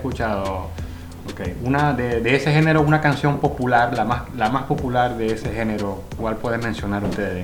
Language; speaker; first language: Spanish; native; Spanish